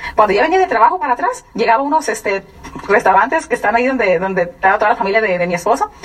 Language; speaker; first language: Spanish; native; Spanish